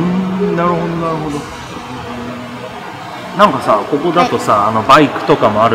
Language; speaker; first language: Japanese; native; Japanese